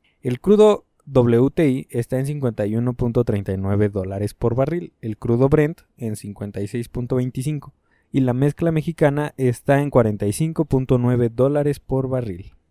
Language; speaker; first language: Spanish; native; Spanish